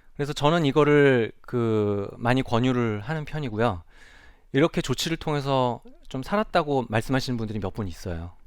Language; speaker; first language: Korean; native; Korean